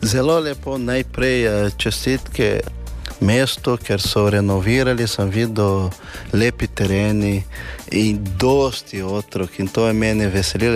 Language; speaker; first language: Slovenian; non-native, learner; Portuguese